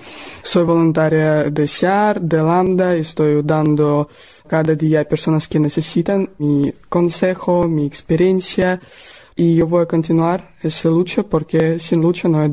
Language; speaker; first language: Spanish; non-native, learner; Russian